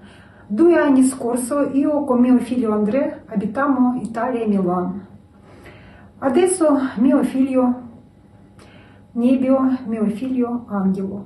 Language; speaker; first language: Italian; non-native, learner; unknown